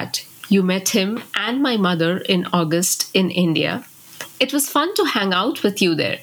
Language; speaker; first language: English; non-native, local second language; Bangla